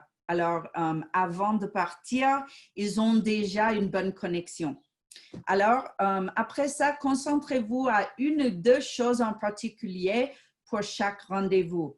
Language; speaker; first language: French; non-native, fluent; English